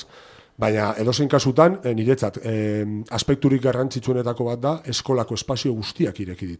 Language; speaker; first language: Basque; native; Basque